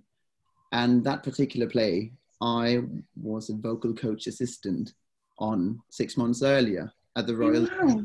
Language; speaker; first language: English; non-native, fluent; Danish